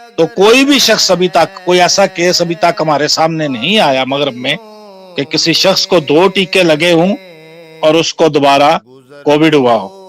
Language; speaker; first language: Urdu; non-native, local second language; Punjabi